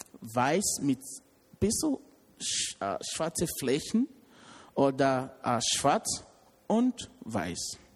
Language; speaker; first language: German; non-native, learner; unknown